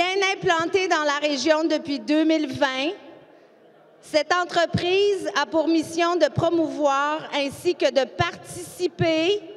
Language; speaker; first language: French; native; French